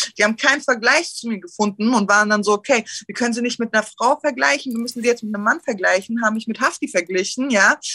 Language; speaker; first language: German; early bilingual, other home language; Turkish